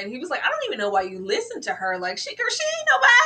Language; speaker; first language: English; native; English